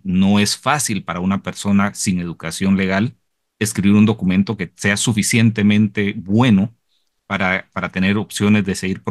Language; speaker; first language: Spanish; native; Spanish